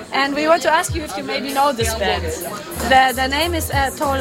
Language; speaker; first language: English; non-native, learner; German